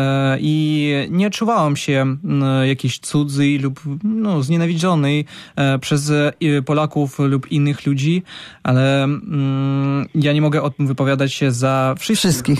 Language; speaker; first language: Polish; non-native, fluent; Ukrainian